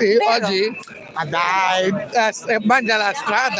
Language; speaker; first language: Italian; non-native, learner; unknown